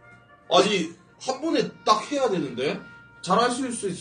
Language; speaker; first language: Korean; native; Korean